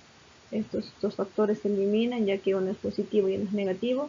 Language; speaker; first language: Spanish; native; Spanish